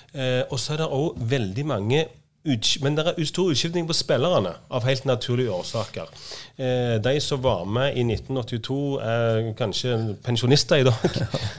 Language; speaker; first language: Norwegian; native; Norwegian